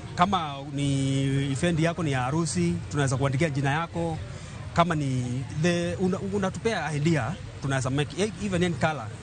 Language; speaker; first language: Swahili; non-native, local second language; Kamba